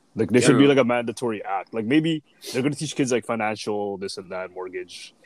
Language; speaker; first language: English; native; English